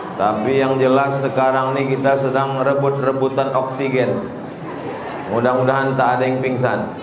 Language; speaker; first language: Indonesian; native; Indonesian